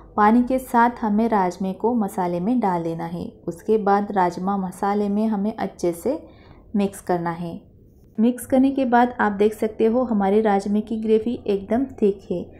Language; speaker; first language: Hindi; non-native, local second language; Marathi